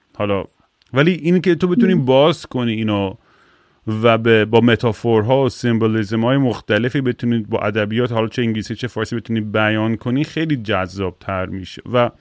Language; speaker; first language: Persian; early bilingual, heritage; Persian